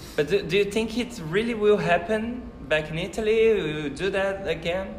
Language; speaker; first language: English; non-native, fluent; Portuguese